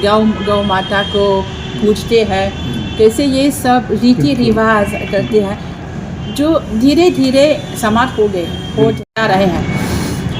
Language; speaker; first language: Hindi; non-native, fluent; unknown